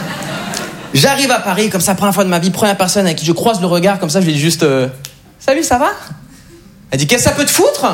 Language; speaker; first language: French; native; French